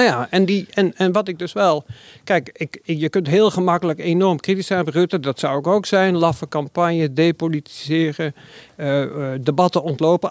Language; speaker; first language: Dutch; native; Dutch